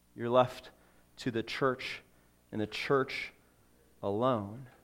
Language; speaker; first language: English; native; English